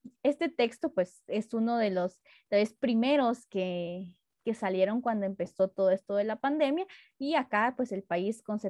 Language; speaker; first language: Spanish; native; Spanish